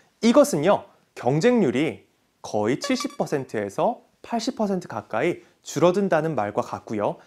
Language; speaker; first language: Korean; native; Korean